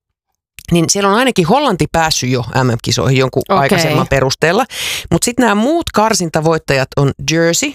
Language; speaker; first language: Finnish; native; Finnish